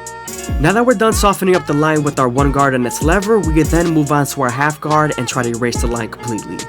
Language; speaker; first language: English; native; English